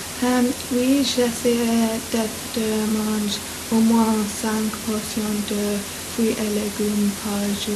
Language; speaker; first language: French; non-native, learner; English